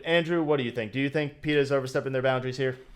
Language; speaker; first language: English; native; English